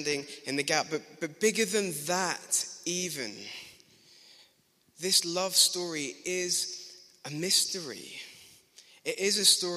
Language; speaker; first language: English; native; English